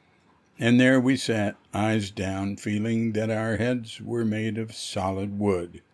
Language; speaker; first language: English; native; English